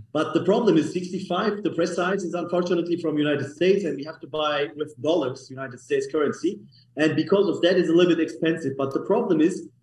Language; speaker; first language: English; non-native, learner; German